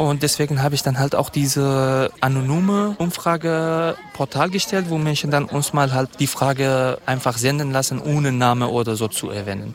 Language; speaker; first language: German; non-native, fluent; Kurdish